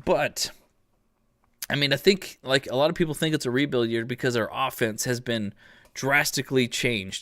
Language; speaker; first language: English; native; English